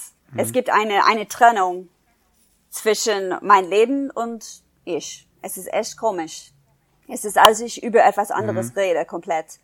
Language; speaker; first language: German; non-native, fluent; English